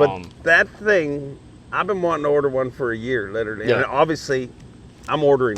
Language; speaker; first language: English; native; English